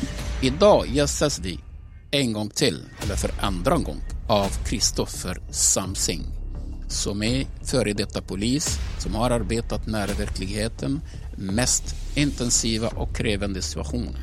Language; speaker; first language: Swedish; non-native, fluent; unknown